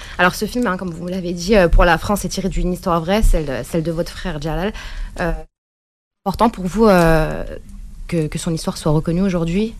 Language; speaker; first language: French; native; French